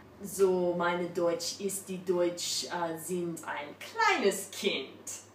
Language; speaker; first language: German; non-native, learner; English